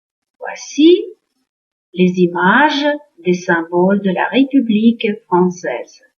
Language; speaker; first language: French; non-native, fluent; Uzbek